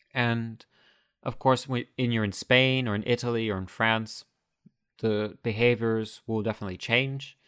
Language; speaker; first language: English; native; English